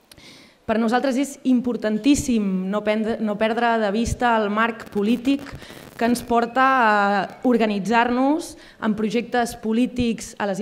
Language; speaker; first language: Catalan; native; Catalan